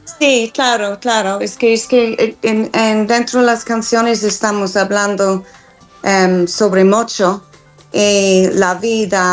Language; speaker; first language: Spanish; non-native, fluent; English